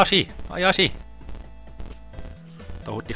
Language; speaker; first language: German; native; German